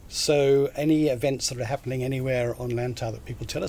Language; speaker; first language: English; native; English